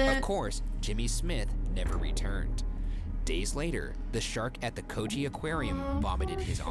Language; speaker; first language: English; native; English